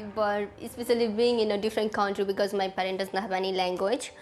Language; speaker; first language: English; non-native, local second language; Nepali